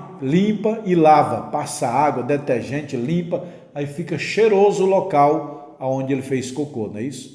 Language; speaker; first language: Portuguese; native; Portuguese